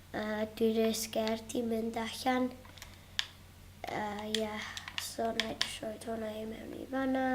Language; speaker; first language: Welsh; non-native, local second language; English